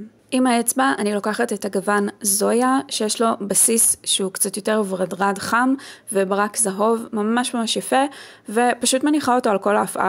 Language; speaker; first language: Hebrew; native; Hebrew